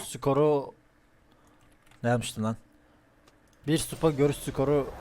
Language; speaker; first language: Turkish; native; Turkish